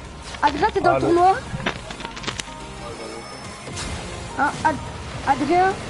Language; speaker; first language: French; native; French